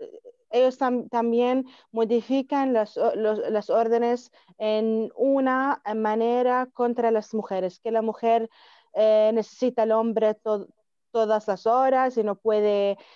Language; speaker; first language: Spanish; non-native, learner; Arabic